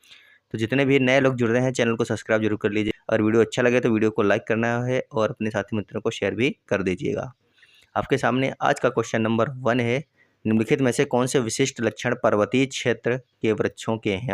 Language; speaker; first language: Hindi; native; Hindi